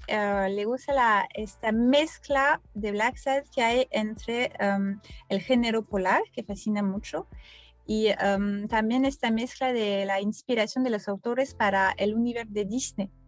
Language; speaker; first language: Spanish; non-native, fluent; French